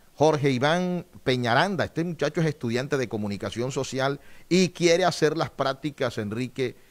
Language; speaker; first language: Spanish; native; Spanish